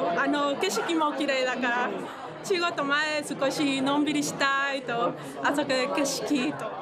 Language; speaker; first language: Japanese; non-native, learner; Spanish